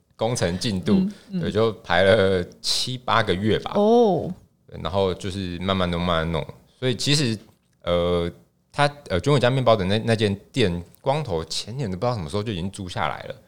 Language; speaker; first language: Chinese; native; Chinese